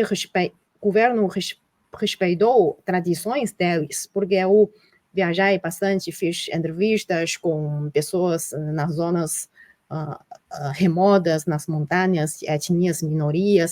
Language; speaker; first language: Portuguese; non-native, fluent; Chinese